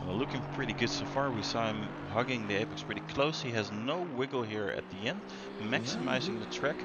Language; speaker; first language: English; non-native, fluent; Dutch